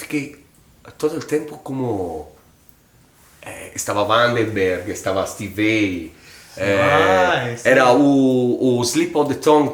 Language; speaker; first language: Portuguese; non-native, fluent; Italian